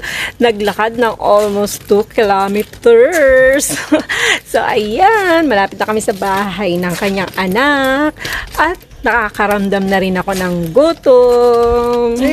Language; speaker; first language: Filipino; native; Filipino